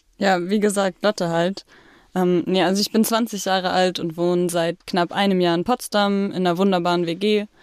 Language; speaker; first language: German; native; German